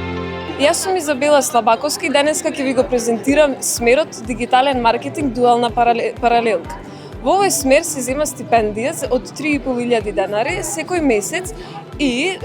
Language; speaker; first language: Macedonian; native; Macedonian